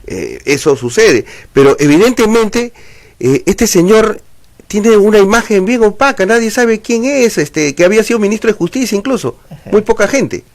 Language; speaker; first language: Spanish; native; Spanish